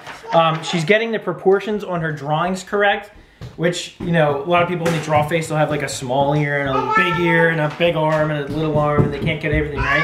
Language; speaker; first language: English; native; English